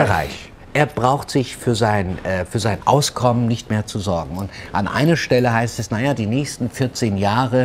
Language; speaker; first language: German; early bilingual, other home language; Turkish